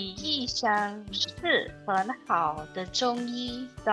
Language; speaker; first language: Chinese; non-native, learner; English